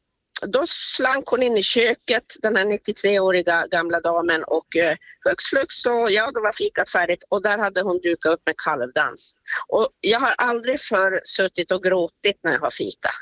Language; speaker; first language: Swedish; native; Swedish